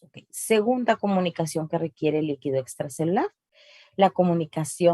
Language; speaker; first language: Spanish; native; Spanish